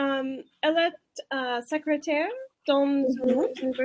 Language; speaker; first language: French; non-native, learner; English